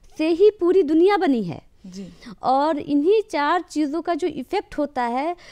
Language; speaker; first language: Hindi; native; Hindi